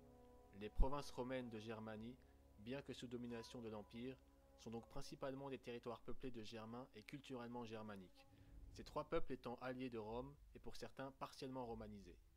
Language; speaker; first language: French; native; French